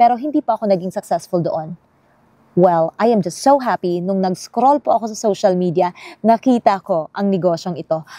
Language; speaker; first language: Filipino; non-native, local second language; Cebuano